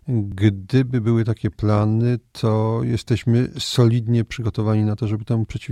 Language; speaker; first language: Polish; native; Polish